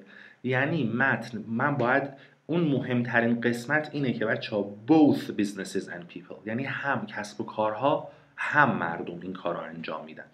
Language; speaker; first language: Persian; native; Persian